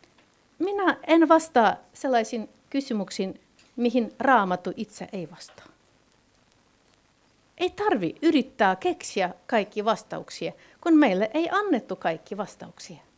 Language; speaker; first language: Finnish; non-native, fluent; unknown